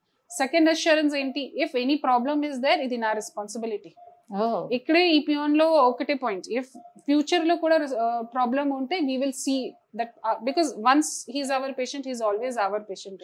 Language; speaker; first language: Telugu; non-native, fluent; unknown